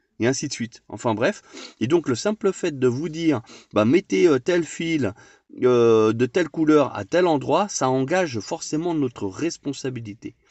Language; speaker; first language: French; native; French